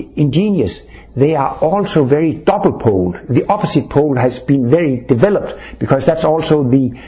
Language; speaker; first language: English; non-native, fluent; Danish